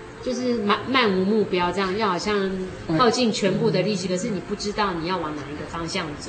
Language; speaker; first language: Chinese; native; Chinese